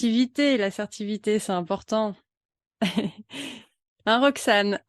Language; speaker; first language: French; native; French